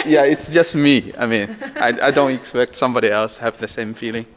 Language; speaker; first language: English; non-native, fluent; Chinese